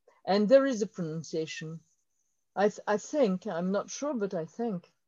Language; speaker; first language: English; non-native, fluent; French